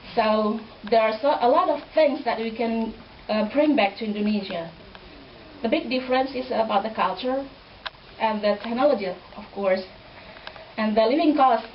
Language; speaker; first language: English; non-native, fluent; Indonesian